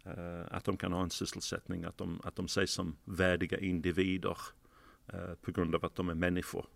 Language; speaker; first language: Swedish; non-native, fluent; English